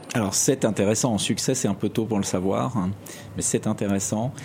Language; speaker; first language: French; native; French